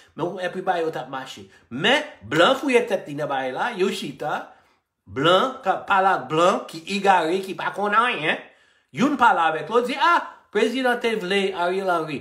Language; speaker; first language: Haitian Creole; non-native, fluent; English